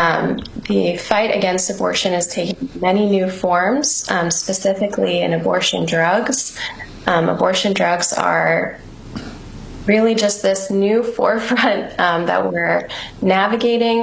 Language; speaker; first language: English; native; English